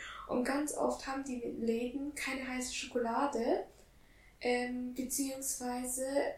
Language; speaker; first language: German; native; German